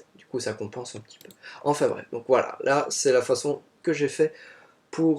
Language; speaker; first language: French; native; French